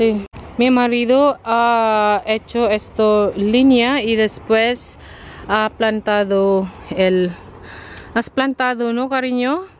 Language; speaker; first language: Spanish; non-native, learner; Filipino